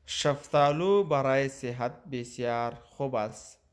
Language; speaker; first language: Persian; non-native, local second language; Pashto